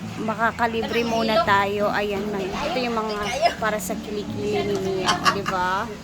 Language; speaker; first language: Filipino; non-native, local second language; Cebuano